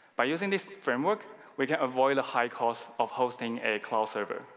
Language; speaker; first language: English; non-native, fluent; Chinese